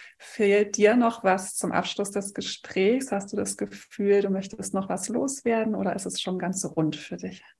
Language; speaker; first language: German; native; German